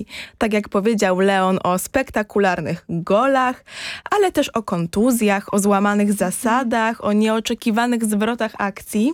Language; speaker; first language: Polish; native; Polish